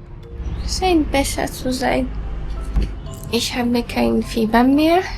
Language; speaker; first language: German; non-native, fluent; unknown